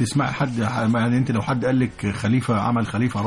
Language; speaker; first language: Arabic; native; Arabic